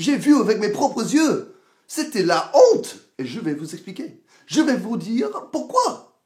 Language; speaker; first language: French; non-native, fluent; English